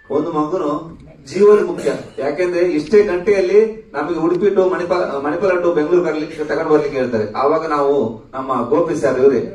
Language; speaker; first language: Kannada; non-native, local second language; Tulu